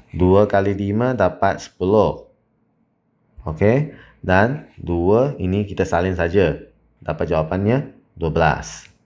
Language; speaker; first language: Malay; non-native, local second language; Chinese